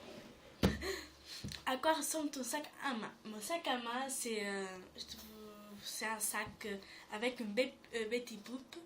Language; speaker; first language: French; native; French